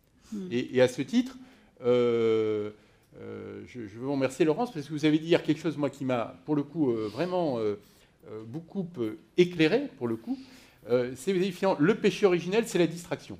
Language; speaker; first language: French; native; French